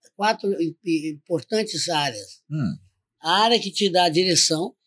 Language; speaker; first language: Portuguese; native; Portuguese